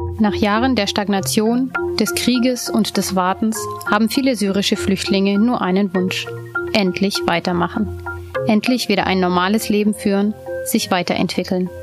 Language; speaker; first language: German; native; German